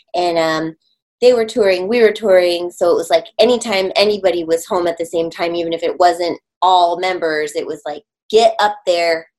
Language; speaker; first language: English; native; English